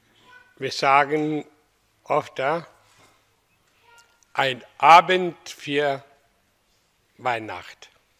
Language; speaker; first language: German; non-native, fluent; Hindi